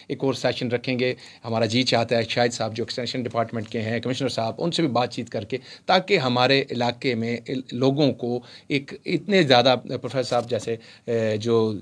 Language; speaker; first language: Urdu; non-native, local second language; Punjabi